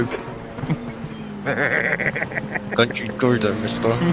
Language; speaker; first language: English; native; English